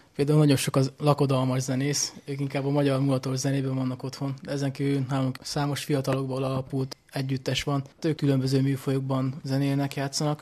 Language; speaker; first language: Hungarian; native; Hungarian